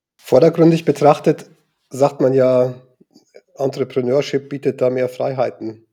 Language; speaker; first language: German; native; German